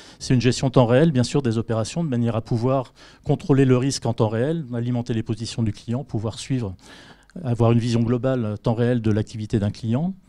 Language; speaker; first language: French; native; French